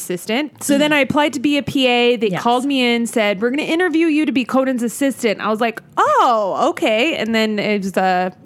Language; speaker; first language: English; native; English